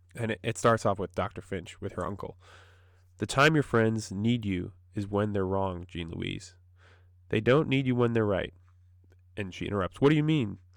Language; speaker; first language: English; native; English